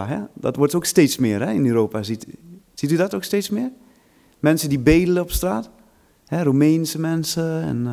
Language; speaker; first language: Dutch; non-native, fluent; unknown